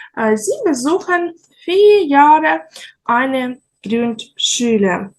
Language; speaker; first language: German; non-native, learner; Ukrainian